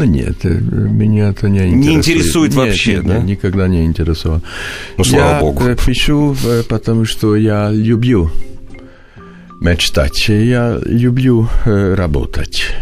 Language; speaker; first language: Russian; non-native, learner; Hungarian